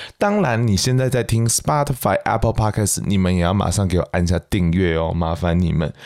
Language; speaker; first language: Chinese; native; Chinese